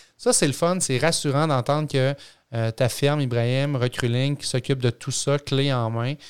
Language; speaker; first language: French; native; French